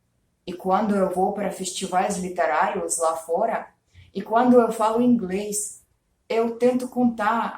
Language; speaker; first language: Portuguese; non-native, fluent; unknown